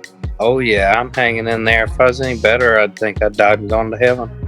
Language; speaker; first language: English; native; English